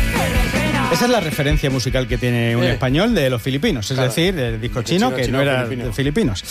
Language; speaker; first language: Spanish; native; Spanish